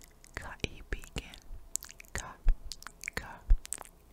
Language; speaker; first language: Filipino; non-native, learner; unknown